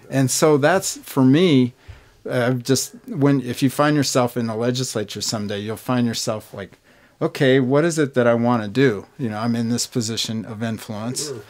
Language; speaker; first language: English; native; English